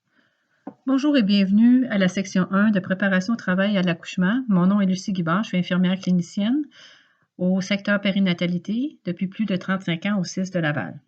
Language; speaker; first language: French; native; French